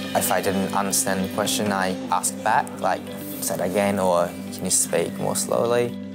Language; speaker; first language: English; non-native, fluent; Japanese